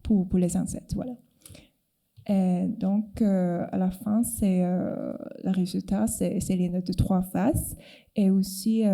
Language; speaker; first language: French; non-native, fluent; Cantonese